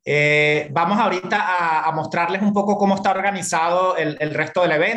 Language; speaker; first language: Spanish; native; Spanish